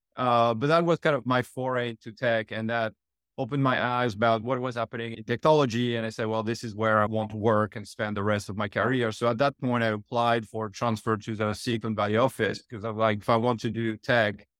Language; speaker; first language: English; non-native, fluent; French